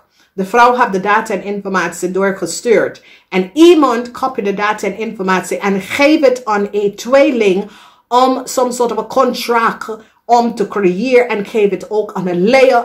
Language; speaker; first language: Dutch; non-native, learner; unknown